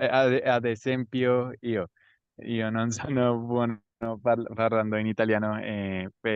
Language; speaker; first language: Italian; non-native, learner; Spanish